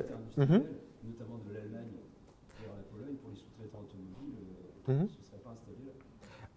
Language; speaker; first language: French; native; French